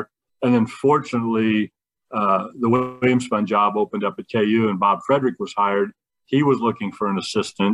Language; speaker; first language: English; native; English